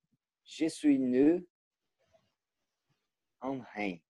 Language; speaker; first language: French; non-native, learner; Portuguese